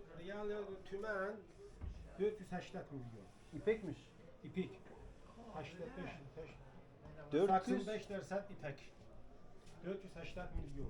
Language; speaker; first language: Turkish; non-native, learner; Azerbaijani